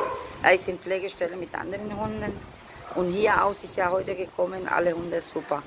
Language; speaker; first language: German; non-native, fluent; Spanish